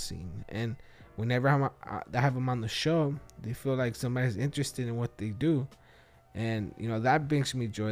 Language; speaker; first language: English; early bilingual, other home language; Spanish